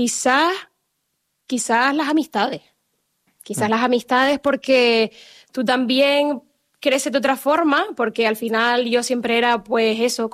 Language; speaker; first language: Spanish; native; Spanish